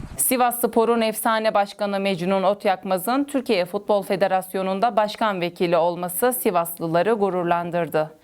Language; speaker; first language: Turkish; native; Turkish